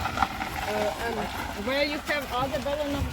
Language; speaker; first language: English; non-native, learner; Ukrainian